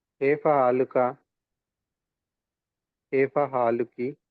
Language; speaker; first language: Arabic; non-native, learner; Telugu